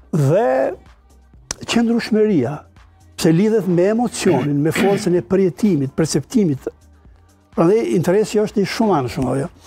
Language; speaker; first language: Albanian; native; Albanian